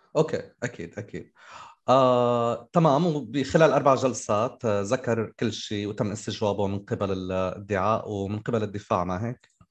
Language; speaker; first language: Arabic; native; Arabic